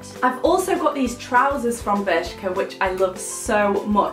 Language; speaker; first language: English; native; English